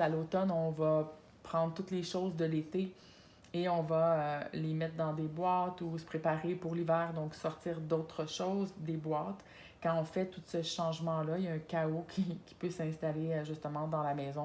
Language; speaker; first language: French; native; French